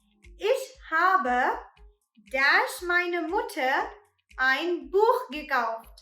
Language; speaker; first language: German; non-native, learner; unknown